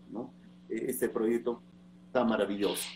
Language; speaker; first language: Portuguese; non-native, learner; Spanish